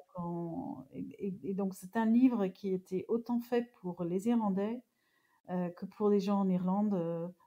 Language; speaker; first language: French; non-native, fluent; English